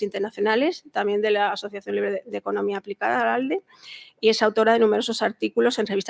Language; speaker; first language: Spanish; native; Spanish